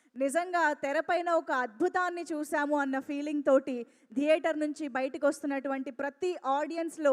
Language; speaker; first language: Telugu; native; Telugu